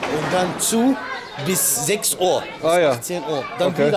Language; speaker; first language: German; non-native, learner; Arabic